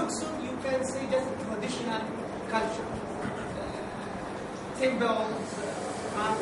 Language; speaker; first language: English; non-native, learner; Arabic